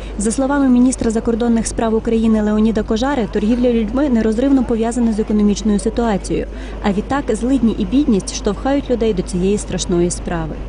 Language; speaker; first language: Ukrainian; native; Ukrainian